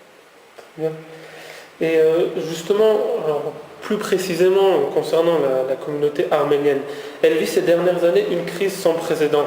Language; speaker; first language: French; native; French